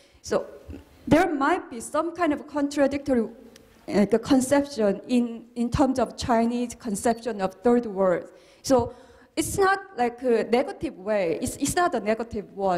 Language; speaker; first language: English; non-native, fluent; Korean